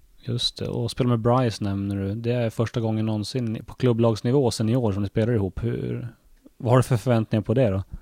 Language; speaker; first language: Swedish; native; Swedish